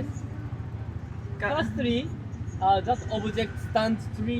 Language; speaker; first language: English; non-native, learner; Japanese